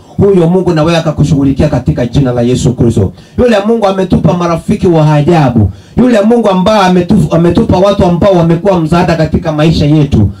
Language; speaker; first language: Swahili; non-native, local second language; Gusii